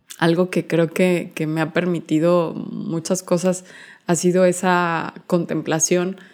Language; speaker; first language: Spanish; native; Spanish